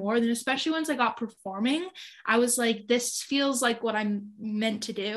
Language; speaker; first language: English; native; English